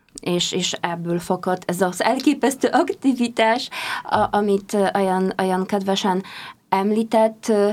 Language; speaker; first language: Hungarian; non-native, fluent; Polish